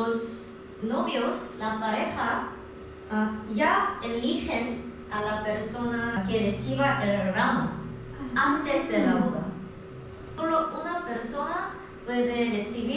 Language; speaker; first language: Spanish; non-native, learner; Korean